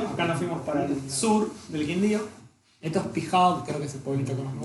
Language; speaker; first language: Spanish; native; Spanish